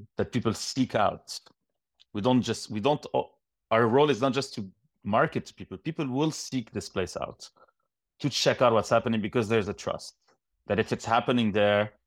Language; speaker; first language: English; non-native, fluent; Arabic